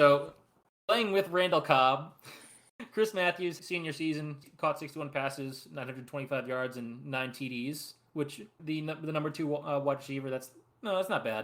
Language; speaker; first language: English; native; English